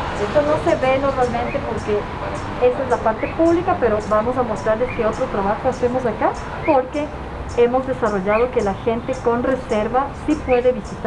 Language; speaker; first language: Spanish; native; Spanish